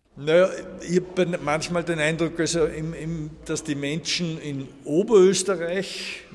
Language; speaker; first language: German; native; German